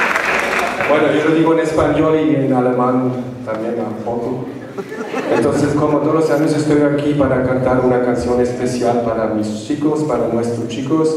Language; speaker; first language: Spanish; non-native, fluent; German